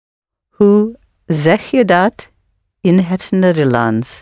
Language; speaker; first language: Dutch; non-native, learner; English